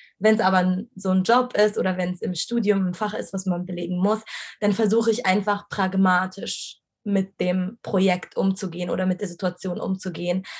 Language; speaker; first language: German; non-native, fluent; Arabic